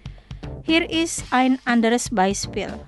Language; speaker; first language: German; non-native, fluent; Indonesian